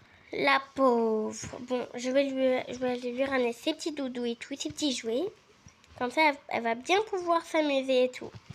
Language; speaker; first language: French; native; French